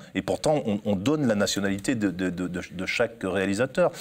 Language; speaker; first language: French; native; French